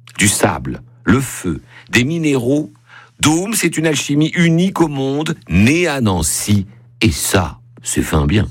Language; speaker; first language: French; native; French